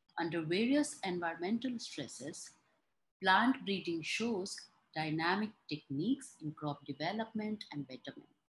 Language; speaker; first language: English; non-native, local second language; Hindi